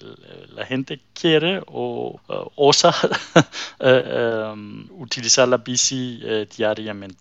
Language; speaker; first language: Spanish; non-native, fluent; Danish